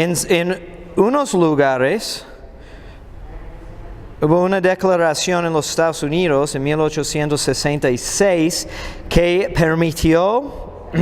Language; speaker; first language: Spanish; non-native, fluent; English